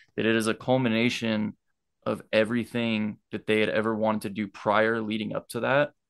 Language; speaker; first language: English; native; English